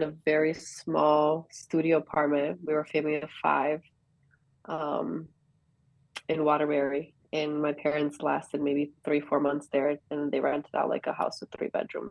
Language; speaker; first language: English; early bilingual, other home language; Greek